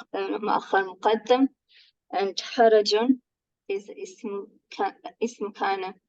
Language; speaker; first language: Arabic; non-native, learner; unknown